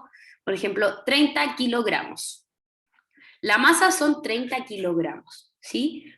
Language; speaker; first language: Spanish; native; Spanish